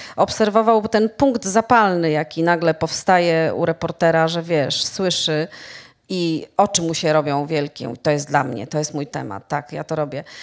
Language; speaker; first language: Polish; native; Polish